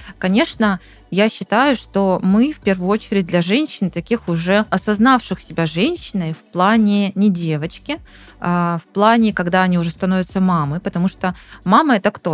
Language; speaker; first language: Russian; native; Russian